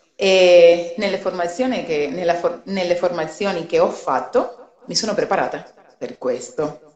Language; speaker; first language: Italian; non-native, fluent; Spanish